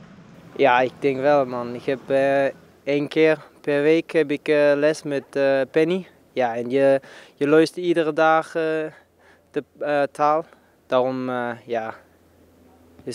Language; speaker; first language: Dutch; non-native, learner; German